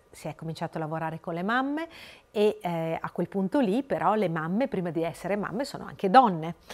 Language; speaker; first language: Italian; native; Italian